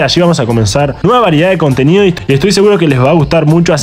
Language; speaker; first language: Spanish; native; Spanish